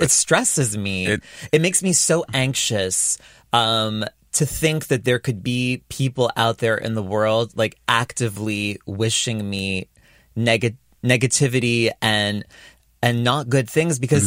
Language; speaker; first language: English; native; English